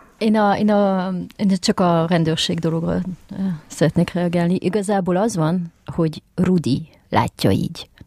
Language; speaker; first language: Hungarian; early bilingual, heritage; French